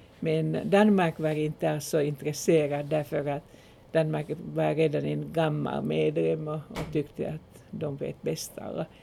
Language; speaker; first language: Swedish; non-native, local second language; Finnish